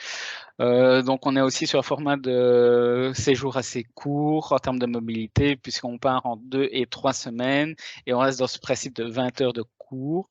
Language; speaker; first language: French; native; French